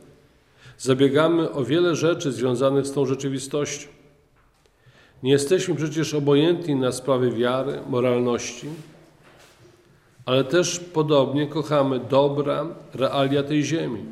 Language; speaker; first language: Polish; native; Polish